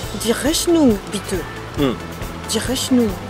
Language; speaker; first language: German; non-native, learner; French